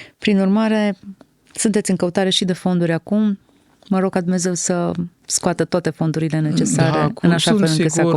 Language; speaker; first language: Romanian; native; Romanian